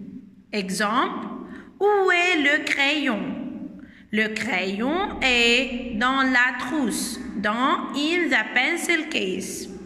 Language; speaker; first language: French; non-native, fluent; Arabic